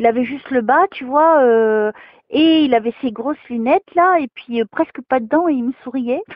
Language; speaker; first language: French; native; French